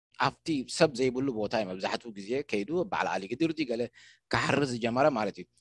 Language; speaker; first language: Tigrinya; non-native, local second language; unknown